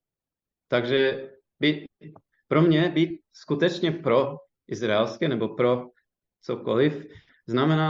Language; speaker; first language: Czech; non-native, fluent; English